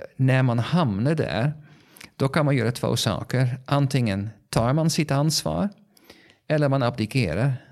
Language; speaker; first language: Swedish; non-native, fluent; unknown